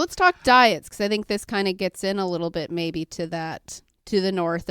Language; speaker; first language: English; native; English